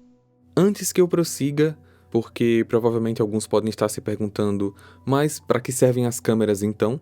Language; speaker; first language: Portuguese; native; Portuguese